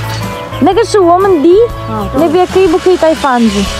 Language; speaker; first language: Chinese; non-native, learner; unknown